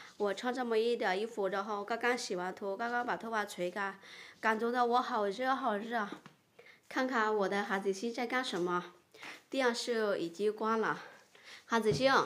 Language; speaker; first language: Chinese; non-native, fluent; Lao